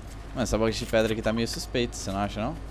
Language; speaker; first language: Portuguese; native; Portuguese